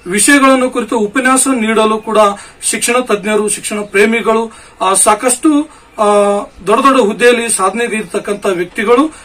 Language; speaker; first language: Kannada; non-native, local second language; Lambadi